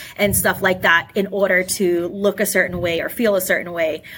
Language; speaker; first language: English; native; English